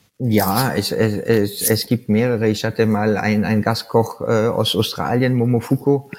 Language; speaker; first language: German; non-native, fluent; French